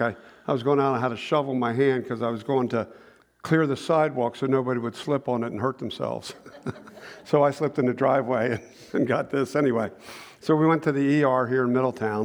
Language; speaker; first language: English; native; English